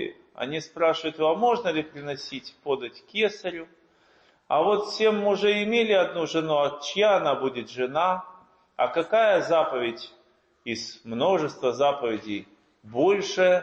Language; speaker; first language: Russian; native; Russian